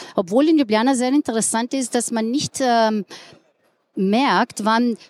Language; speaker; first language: German; non-native, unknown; Slovenian